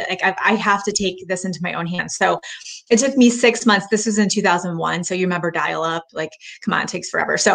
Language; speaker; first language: English; native; English